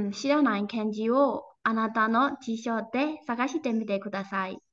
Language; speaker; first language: Japanese; non-native, learner; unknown